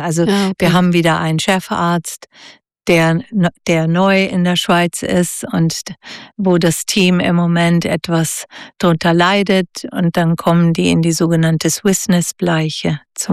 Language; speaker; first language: German; native; German